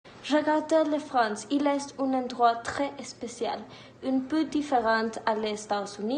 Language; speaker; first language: French; non-native, learner; English